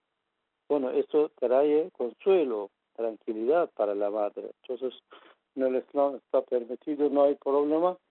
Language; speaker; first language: Spanish; non-native, fluent; Persian